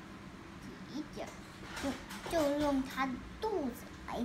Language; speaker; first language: Chinese; early bilingual, heritage; Chinese